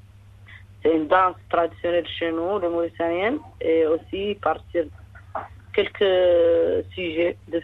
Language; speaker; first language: French; non-native, learner; Arabic